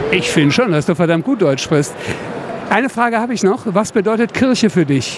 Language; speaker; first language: German; native; German